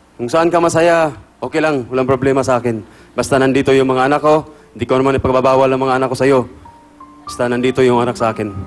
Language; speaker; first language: Filipino; non-native, local second language; Cebuano